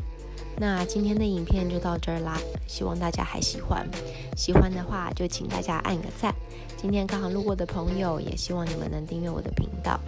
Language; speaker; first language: Chinese; native; Chinese